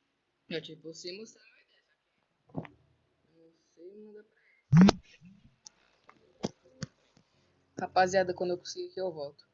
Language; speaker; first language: Portuguese; native; Portuguese